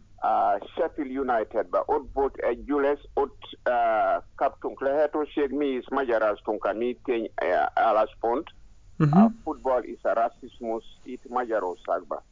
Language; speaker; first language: Hungarian; non-native, learner; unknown